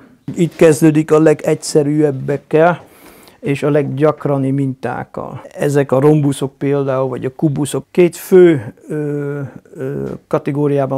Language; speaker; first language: Hungarian; non-native, fluent; Dutch